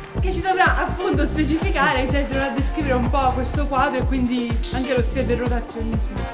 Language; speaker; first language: Italian; native; Italian